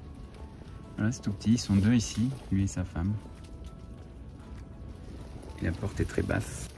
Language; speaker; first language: French; native; French